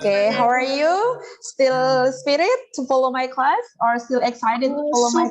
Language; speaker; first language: English; non-native, learner; Indonesian